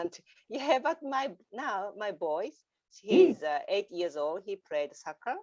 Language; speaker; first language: English; non-native, learner; Japanese